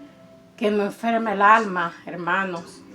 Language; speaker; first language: Spanish; native; Spanish